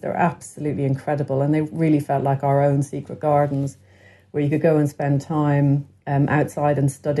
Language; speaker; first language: English; native; English